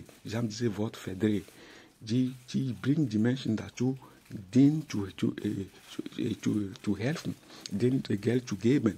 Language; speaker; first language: German; non-native, fluent; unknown